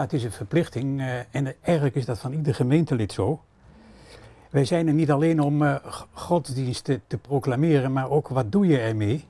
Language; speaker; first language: Dutch; native; Dutch